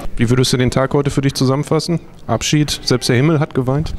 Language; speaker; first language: German; native; German